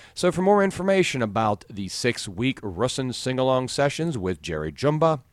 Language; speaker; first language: English; native; English